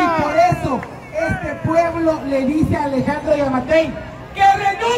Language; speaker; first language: Spanish; native; Spanish